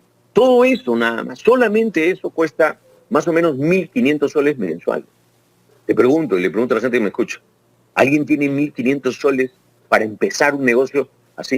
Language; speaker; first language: Spanish; native; Spanish